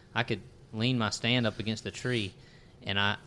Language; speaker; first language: English; native; English